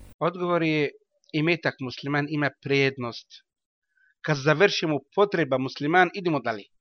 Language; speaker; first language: Bosnian; non-native, learner; Arabic